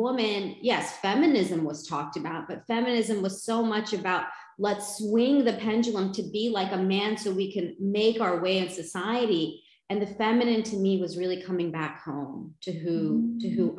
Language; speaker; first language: English; native; English